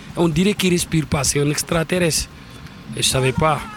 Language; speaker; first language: French; non-native, local second language; Wolof